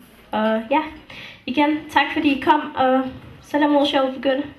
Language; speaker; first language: Danish; early bilingual, other home language; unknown